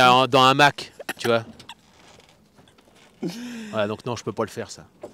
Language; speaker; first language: French; native; French